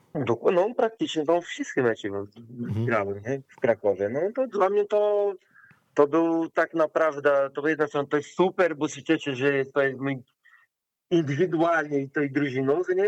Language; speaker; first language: Polish; non-native, learner; Portuguese